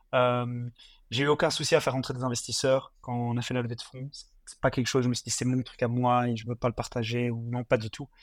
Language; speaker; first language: French; native; French